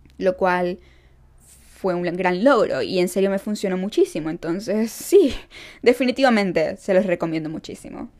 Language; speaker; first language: Spanish; native; Spanish